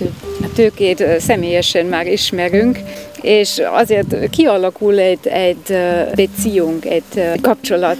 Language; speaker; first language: Hungarian; non-native, fluent; German